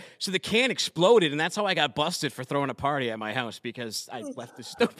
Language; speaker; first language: English; native; English